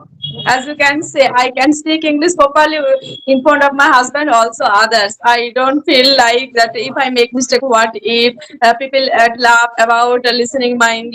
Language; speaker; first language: English; non-native, learner; Bangla